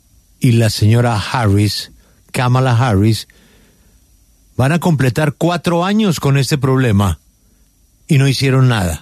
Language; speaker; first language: Spanish; native; Spanish